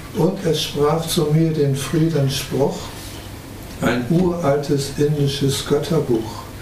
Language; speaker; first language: German; native; German